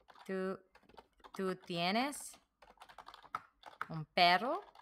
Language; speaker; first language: Spanish; non-native, learner; English